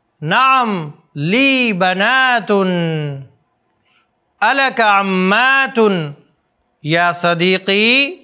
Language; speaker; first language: Arabic; non-native, fluent; Urdu